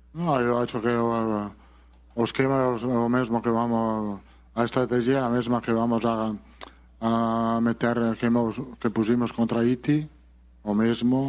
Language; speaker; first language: Portuguese; non-native, fluent; Italian